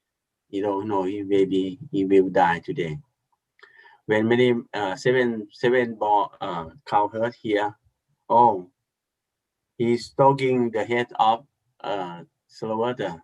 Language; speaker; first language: English; non-native, learner; Thai